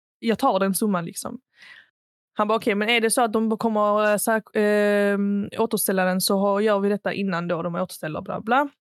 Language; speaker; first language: Swedish; early bilingual, other home language; Arabic